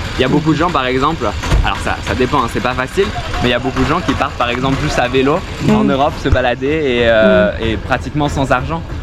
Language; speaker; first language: French; native; French